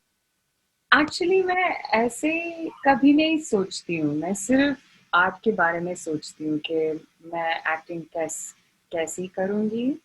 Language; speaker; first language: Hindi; non-native, learner; English